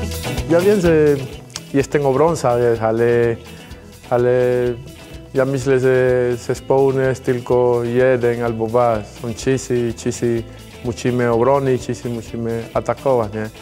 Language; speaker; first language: Polish; non-native, learner; Spanish